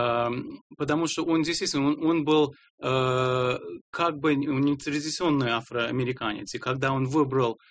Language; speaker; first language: Russian; non-native, fluent; English